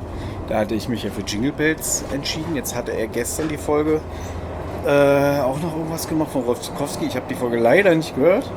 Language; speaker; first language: German; native; German